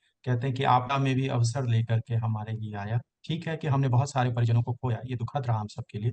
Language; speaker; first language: Hindi; native; Hindi